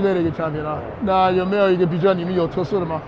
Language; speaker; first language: Chinese; non-native, fluent; English